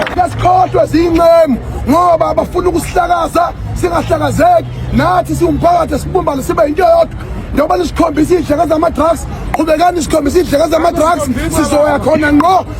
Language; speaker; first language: Zulu; native; Zulu